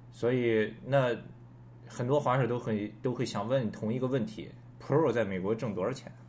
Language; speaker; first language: Chinese; native; Chinese